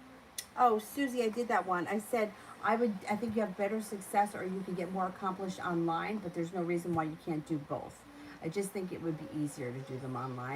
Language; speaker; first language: English; native; English